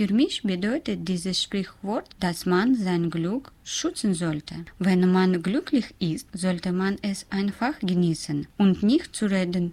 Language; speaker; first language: German; non-native, learner; Russian